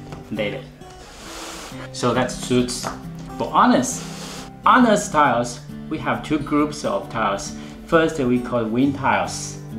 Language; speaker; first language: English; non-native, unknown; Chinese